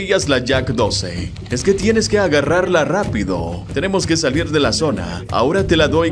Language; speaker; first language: Spanish; native; Spanish